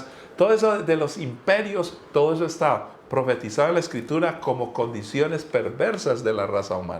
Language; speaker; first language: Spanish; native; Spanish